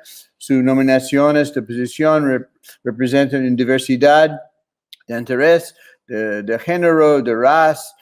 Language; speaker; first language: Spanish; non-native, fluent; English